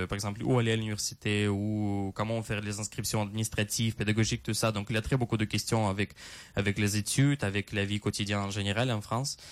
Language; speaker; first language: French; non-native, fluent; Russian